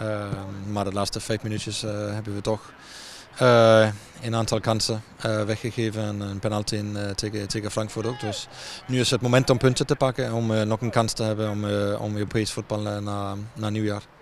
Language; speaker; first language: Dutch; non-native, fluent; Danish